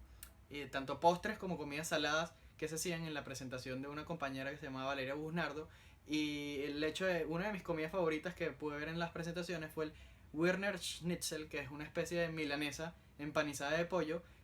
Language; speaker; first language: Spanish; native; Spanish